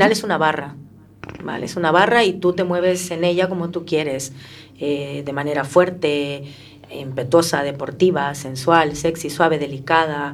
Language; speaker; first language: Spanish; native; Spanish